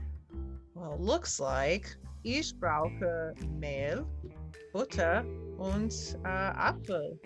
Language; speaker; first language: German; non-native, learner; English